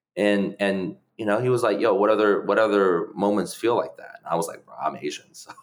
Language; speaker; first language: English; early bilingual, other home language; Chinese